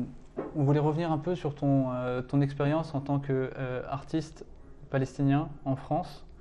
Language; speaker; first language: French; native; French